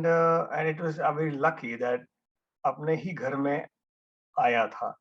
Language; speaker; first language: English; non-native, local second language; Hindi